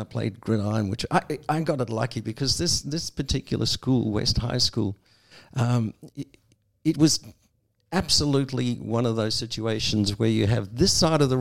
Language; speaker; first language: English; native; English